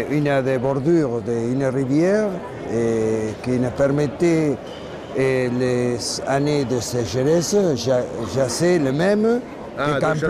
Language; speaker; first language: French; non-native, learner; Spanish